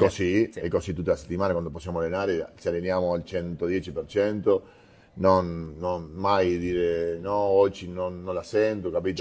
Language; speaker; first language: Italian; non-native, fluent; Spanish